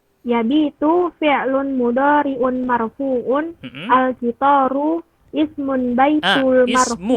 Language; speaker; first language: Arabic; non-native, learner; Indonesian